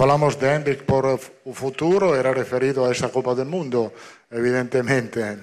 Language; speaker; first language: Portuguese; non-native, fluent; Italian